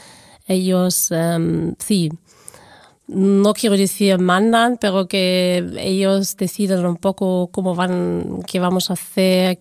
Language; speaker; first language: Spanish; non-native, fluent; German